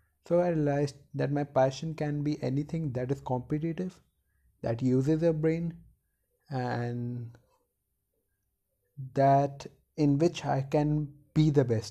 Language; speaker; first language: English; non-native, local second language; Hindi